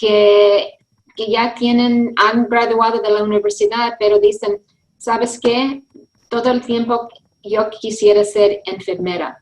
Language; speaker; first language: Spanish; early bilingual, heritage; English